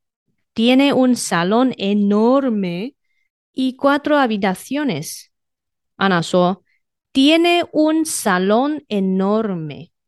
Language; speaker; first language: Spanish; non-native, fluent; Chinese